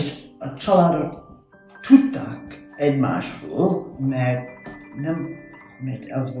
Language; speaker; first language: Hungarian; early bilingual, heritage; Hungarian